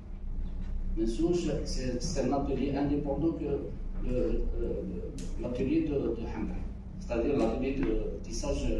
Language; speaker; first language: French; non-native, local second language; Arabic